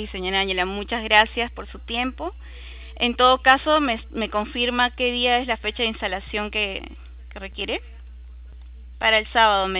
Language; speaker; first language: Spanish; native; Spanish